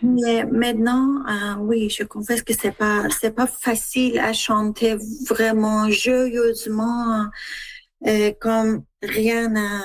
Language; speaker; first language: French; non-native, learner; Persian